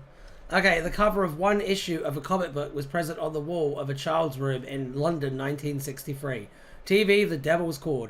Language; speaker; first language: English; native; English